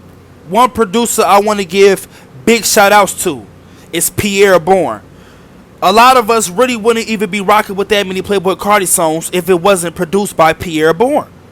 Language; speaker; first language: English; native; English